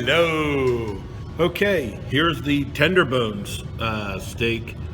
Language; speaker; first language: English; native; English